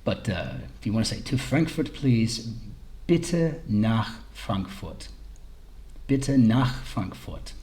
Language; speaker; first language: German; early bilingual, heritage; English